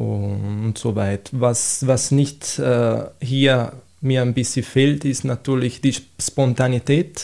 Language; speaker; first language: German; non-native, fluent; Italian